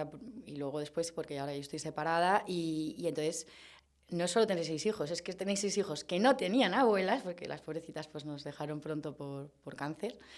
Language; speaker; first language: Spanish; native; Spanish